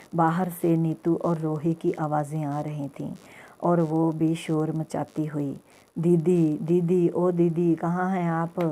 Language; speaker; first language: Hindi; non-native, local second language; Punjabi